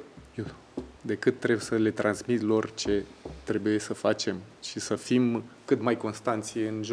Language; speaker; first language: Romanian; non-native, fluent; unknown